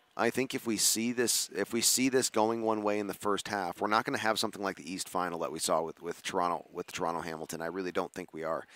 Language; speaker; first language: English; native; English